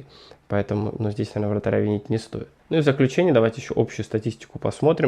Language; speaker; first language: Russian; native; Russian